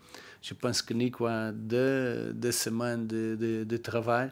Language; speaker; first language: French; non-native, learner; Portuguese